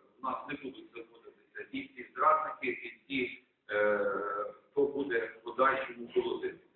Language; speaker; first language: Ukrainian; native; Ukrainian